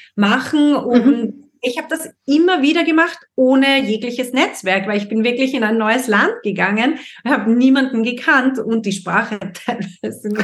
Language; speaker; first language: German; native; German